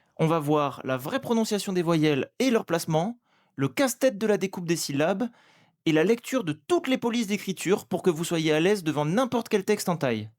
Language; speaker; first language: French; native; French